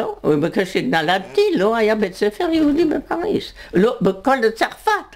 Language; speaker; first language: Hebrew; non-native, fluent; French